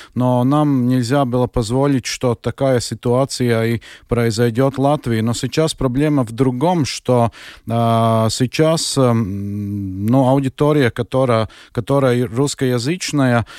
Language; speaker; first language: Russian; non-native, local second language; Latvian